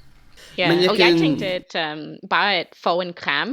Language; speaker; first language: Danish; non-native, learner; English